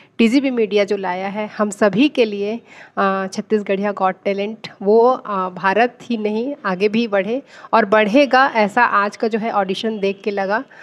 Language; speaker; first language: Hindi; native; Hindi